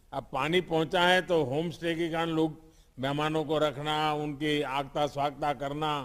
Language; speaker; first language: Hindi; non-native, local second language; Gujarati